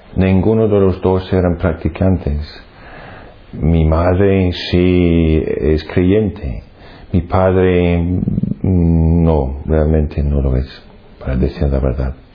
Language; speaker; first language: Spanish; non-native, fluent; English